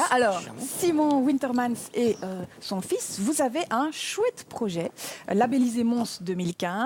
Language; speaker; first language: French; native; French